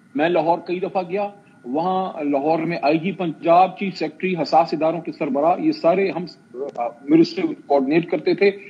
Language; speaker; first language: Urdu; non-native, local second language; Pashto